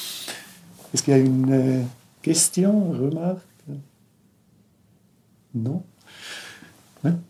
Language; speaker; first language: French; non-native, local second language; German